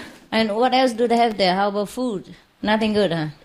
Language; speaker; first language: English; non-native, fluent; Vietnamese